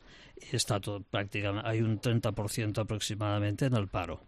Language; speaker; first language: Spanish; non-native, local second language; Catalan